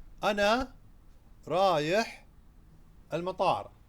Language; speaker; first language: Arabic; non-native, fluent; Urdu